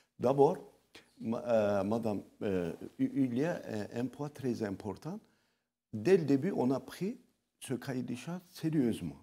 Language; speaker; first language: French; non-native, local second language; Arabic